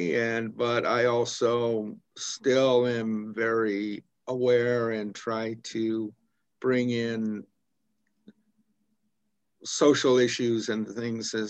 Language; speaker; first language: English; native; English